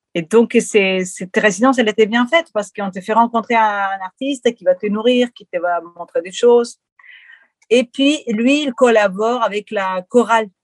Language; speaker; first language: French; non-native, fluent; Spanish